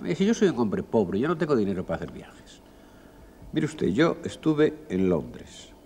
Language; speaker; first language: Spanish; native; Spanish